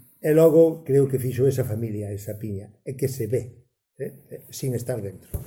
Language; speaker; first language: Galician; native; Galician